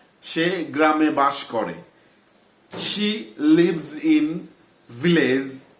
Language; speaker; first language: English; non-native, local second language; Bangla